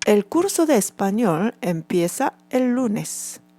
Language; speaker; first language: Spanish; non-native, fluent; Korean